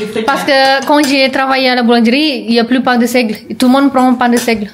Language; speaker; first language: French; non-native, learner; Indonesian